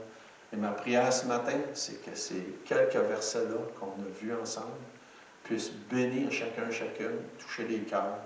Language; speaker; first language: French; native; French